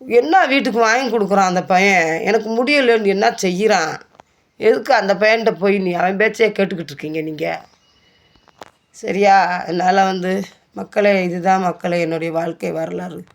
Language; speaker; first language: Tamil; native; Tamil